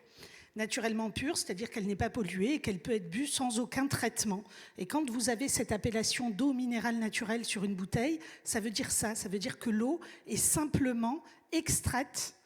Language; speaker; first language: French; native; French